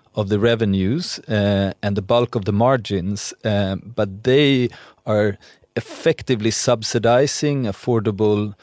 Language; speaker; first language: English; non-native, fluent; Swedish